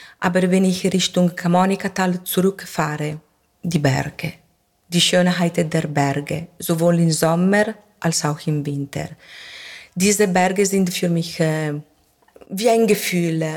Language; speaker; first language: German; non-native, fluent; Italian